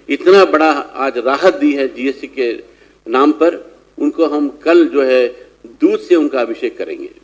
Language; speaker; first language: Hindi; non-native, local second language; Telugu